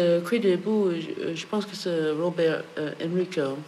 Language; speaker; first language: French; non-native, fluent; English